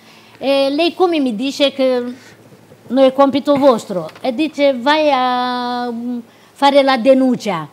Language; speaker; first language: Italian; non-native, local second language; Romanian